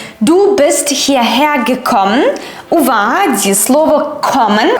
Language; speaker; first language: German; non-native, fluent; Ukrainian